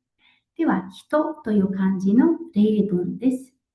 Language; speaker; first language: Japanese; non-native, local second language; Mongolian